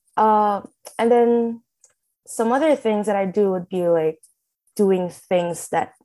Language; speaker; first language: English; non-native, local second language; Filipino